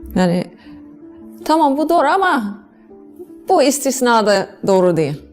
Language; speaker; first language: Turkish; non-native, fluent; English